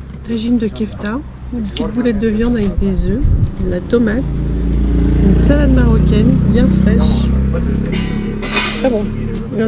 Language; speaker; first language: French; native; French